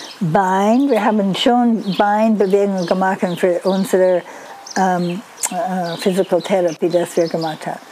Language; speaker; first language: German; non-native, learner; English